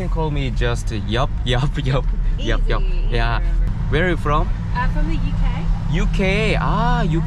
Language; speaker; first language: English; non-native, learner; Korean